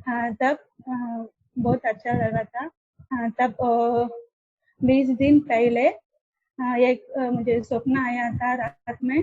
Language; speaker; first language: Hindi; non-native, local second language; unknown